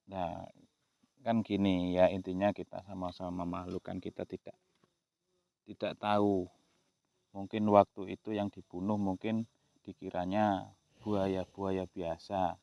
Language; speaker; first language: Indonesian; native; Indonesian